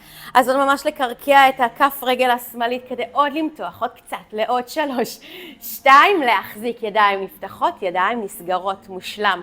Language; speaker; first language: Hebrew; native; Hebrew